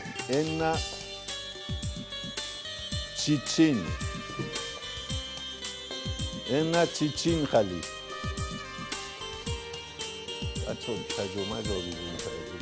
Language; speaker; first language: Greek; non-native, learner; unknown